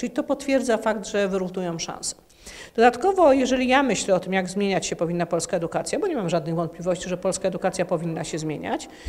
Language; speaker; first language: Polish; native; Polish